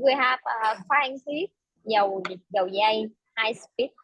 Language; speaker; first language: English; non-native, learner; Vietnamese